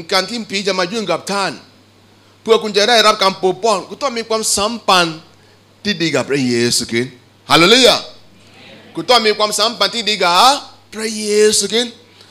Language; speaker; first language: Thai; non-native, fluent; Igbo